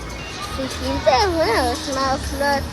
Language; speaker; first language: Danish; early bilingual, heritage; Danish